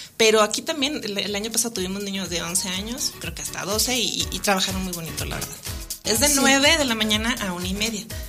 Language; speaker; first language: Spanish; native; Spanish